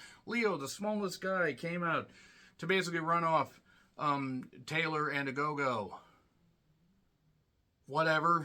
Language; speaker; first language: English; native; English